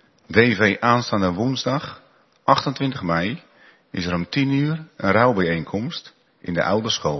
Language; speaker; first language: Dutch; native; Dutch